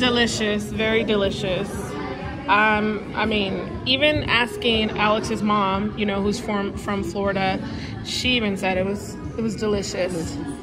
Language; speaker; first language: English; early bilingual, other home language; Spanish